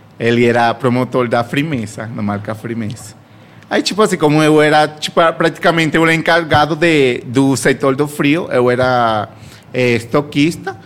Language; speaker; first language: Portuguese; non-native, fluent; Spanish